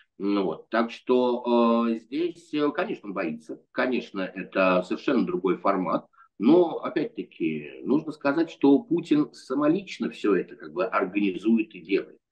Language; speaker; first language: Russian; native; Russian